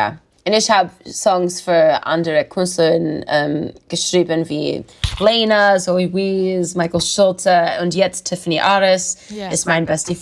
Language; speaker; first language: German; non-native, learner; English